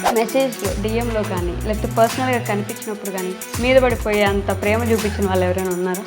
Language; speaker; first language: Telugu; native; Telugu